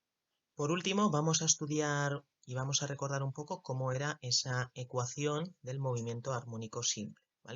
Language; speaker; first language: Spanish; native; Spanish